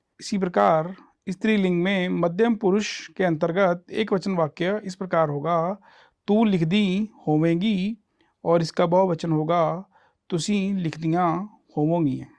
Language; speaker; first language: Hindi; non-native, local second language; Punjabi